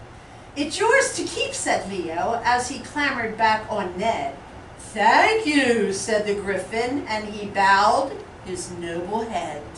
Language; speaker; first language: English; native; English